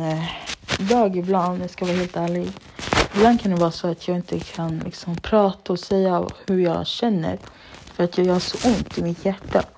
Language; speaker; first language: Swedish; early bilingual, other home language; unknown